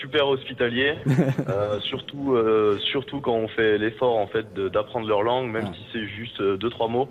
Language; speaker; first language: French; native; French